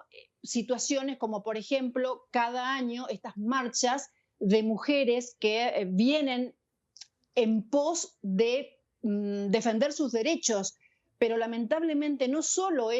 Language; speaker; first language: Spanish; native; Spanish